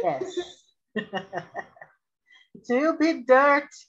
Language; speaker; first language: English; non-native, learner; Portuguese